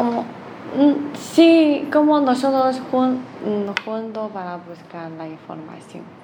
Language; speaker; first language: Spanish; non-native, learner; Chinese